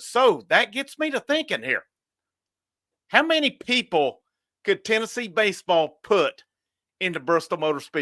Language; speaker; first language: English; native; English